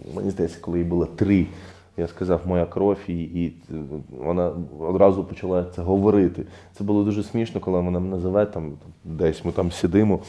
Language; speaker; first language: Ukrainian; non-native, fluent; Arabic